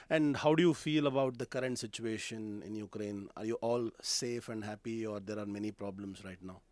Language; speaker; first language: English; non-native, local second language; Kannada